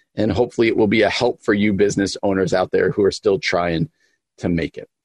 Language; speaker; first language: English; native; English